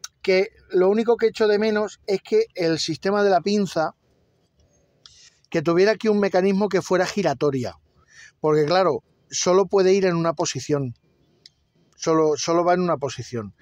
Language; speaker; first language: Spanish; native; Spanish